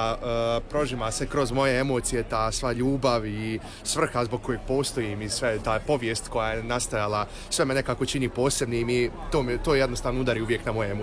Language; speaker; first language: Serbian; early bilingual, heritage; Serbian